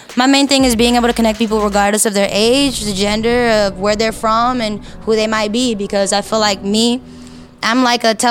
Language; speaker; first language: English; early bilingual, other home language; Spanish